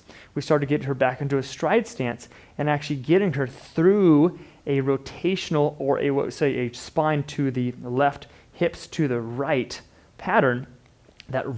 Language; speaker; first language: English; native; English